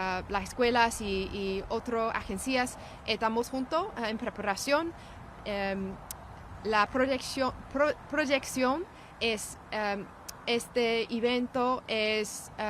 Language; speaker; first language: Spanish; non-native, learner; English